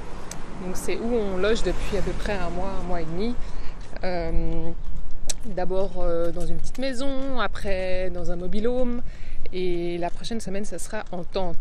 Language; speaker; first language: French; native; French